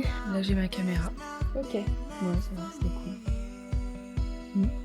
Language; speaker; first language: French; native; French